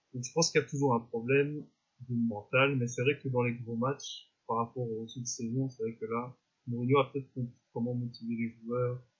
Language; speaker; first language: French; native; French